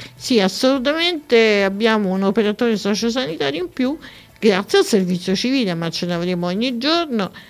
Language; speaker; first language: Italian; native; Italian